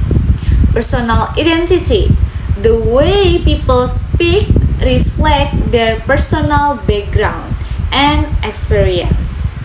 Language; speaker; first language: English; non-native, local second language; Indonesian